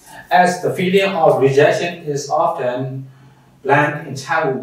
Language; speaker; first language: English; non-native, fluent; Burmese